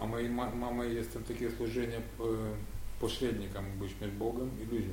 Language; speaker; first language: Polish; non-native, learner; Ukrainian